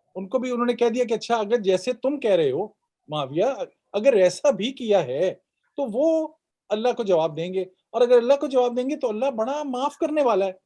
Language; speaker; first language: Urdu; native; Urdu